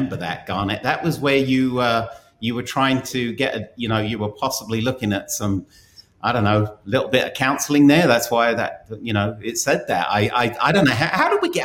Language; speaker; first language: English; native; English